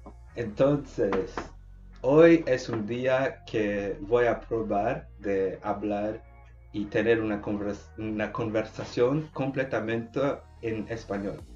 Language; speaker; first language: Spanish; non-native, learner; English